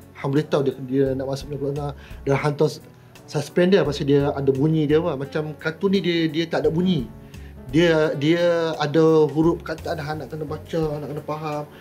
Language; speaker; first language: Malay; native; Malay